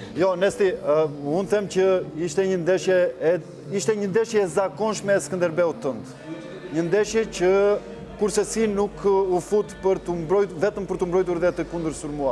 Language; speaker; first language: Albanian; native; Albanian